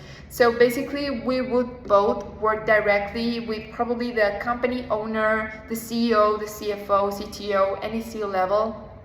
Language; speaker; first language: English; non-native, fluent; Spanish